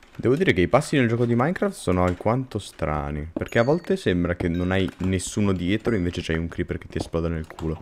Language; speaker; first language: Italian; native; Italian